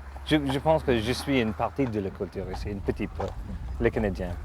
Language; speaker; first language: French; non-native, learner; English